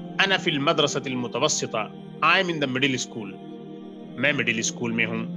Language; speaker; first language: Urdu; native; Urdu